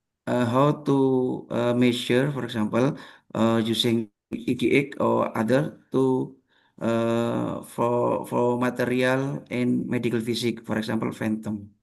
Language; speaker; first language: English; non-native, learner; Indonesian